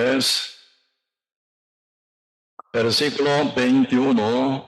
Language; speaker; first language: Spanish; non-native, learner; Korean